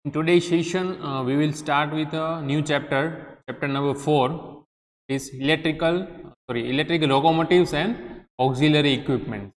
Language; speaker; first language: English; non-native, local second language; Gujarati